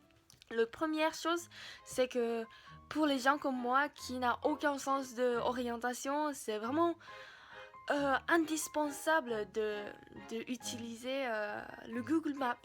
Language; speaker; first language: French; non-native, learner; Japanese